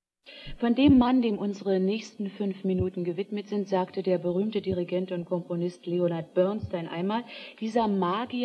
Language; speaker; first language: German; native; German